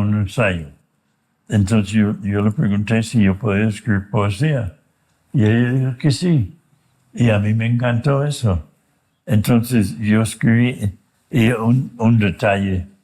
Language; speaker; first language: Spanish; non-native, fluent; English